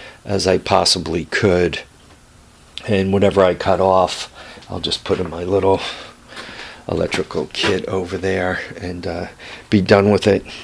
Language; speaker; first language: English; native; English